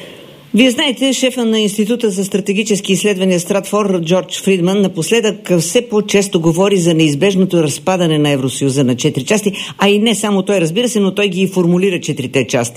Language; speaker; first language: Bulgarian; native; Bulgarian